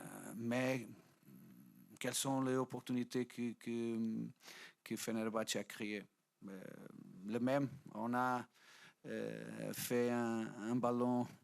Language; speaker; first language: French; non-native, fluent; Portuguese